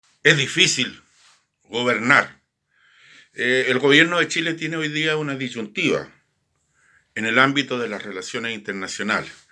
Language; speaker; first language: Spanish; native; Spanish